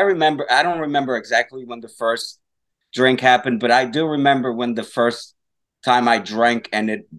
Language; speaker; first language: English; non-native, fluent; Portuguese